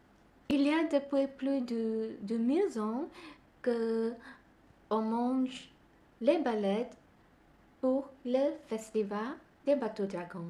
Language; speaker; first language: French; non-native, learner; Malay